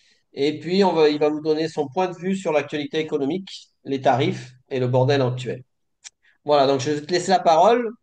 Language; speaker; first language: French; native; French